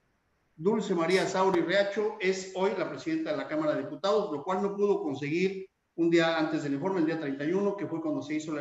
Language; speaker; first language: Spanish; native; Spanish